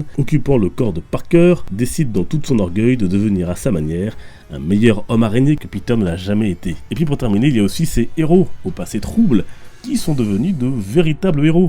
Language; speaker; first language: French; native; French